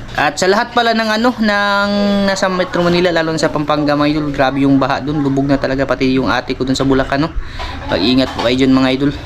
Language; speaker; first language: Filipino; non-native, local second language; Cebuano